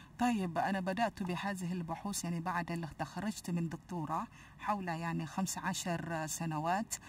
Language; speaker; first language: Arabic; non-native, fluent; Malay